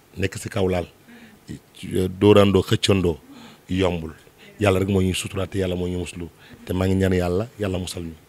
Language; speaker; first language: Wolof; non-native, local second language; Mandingo